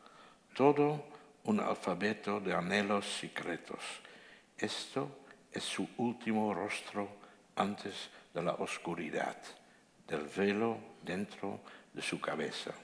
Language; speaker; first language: Spanish; non-native, fluent; Dutch